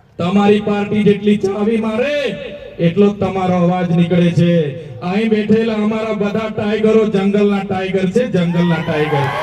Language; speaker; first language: Gujarati; non-native, local second language; Vasavi